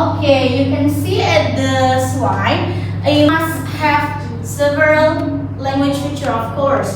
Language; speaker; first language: English; non-native, learner; Indonesian